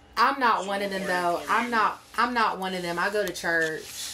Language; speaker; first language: English; native; English